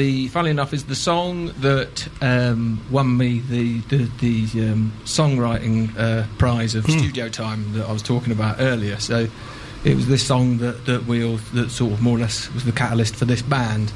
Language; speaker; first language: English; native; English